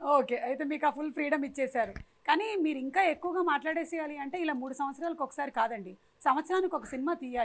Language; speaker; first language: Telugu; native; Telugu